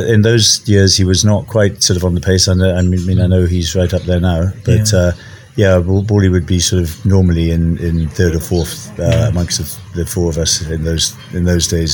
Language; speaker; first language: English; native; English